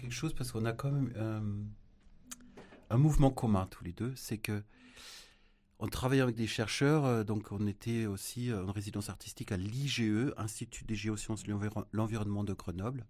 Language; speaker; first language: French; non-native, fluent; German